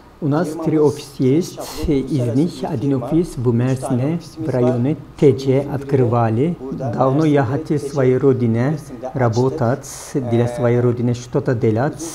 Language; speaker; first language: Russian; non-native, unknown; Turkish